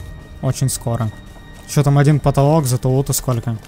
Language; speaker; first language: Russian; native; Russian